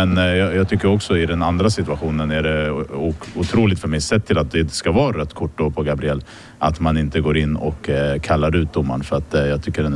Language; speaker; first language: Swedish; native; Swedish